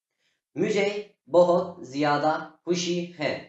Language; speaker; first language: Hindi; non-native, learner; Turkish